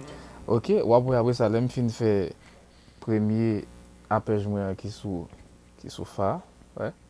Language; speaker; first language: French; non-native, learner; Haitian Creole